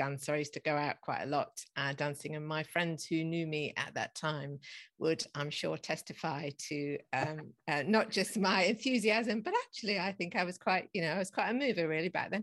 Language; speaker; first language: English; native; English